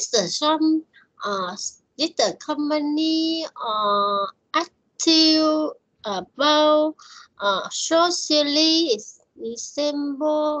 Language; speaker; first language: English; non-native, learner; Vietnamese